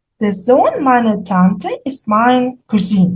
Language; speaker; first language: German; non-native, fluent; Ukrainian